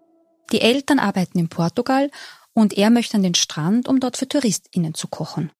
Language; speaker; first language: German; native; German